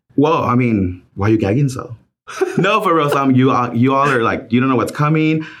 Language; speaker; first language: English; early bilingual, other home language; Spanish